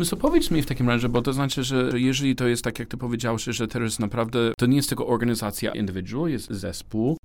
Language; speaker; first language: Polish; non-native, learner; English